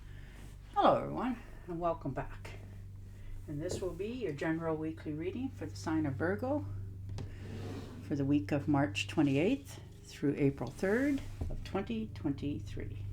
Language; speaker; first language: English; native; English